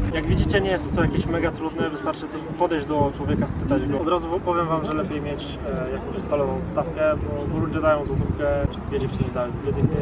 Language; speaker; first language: Polish; native; Polish